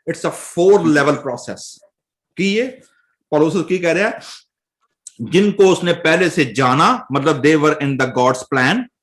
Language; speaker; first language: Urdu; non-native, local second language; Punjabi